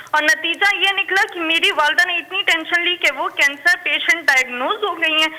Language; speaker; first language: Urdu; native; Urdu